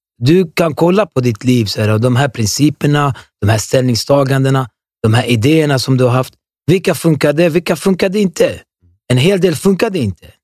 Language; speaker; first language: Swedish; early bilingual, other home language; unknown